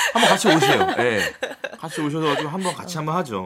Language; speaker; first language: Korean; native; Korean